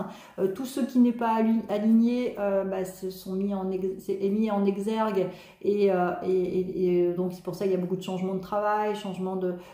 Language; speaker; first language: French; native; French